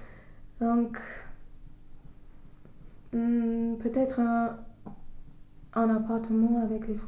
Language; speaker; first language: French; non-native, learner; English